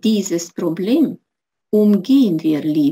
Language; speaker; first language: German; non-native, fluent; Russian